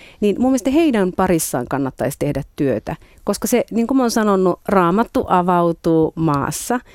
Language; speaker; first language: Finnish; native; Finnish